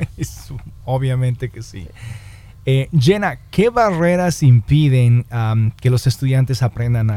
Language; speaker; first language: Spanish; native; Spanish